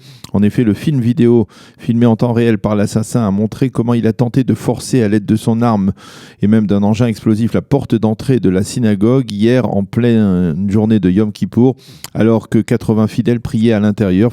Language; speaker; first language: French; native; French